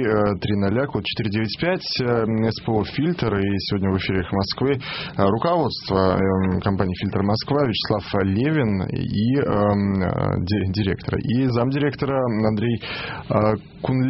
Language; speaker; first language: Russian; native; Russian